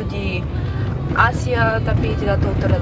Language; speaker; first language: Indonesian; non-native, fluent; Bulgarian